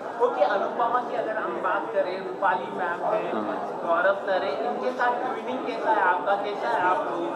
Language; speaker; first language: Hindi; native; Hindi